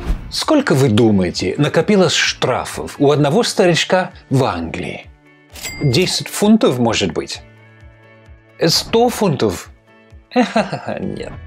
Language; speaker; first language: Russian; non-native, fluent; English